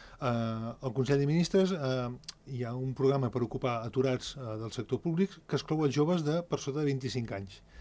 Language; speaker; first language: Catalan; native; Catalan